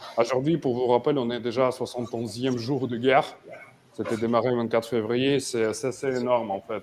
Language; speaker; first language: French; non-native, fluent; Russian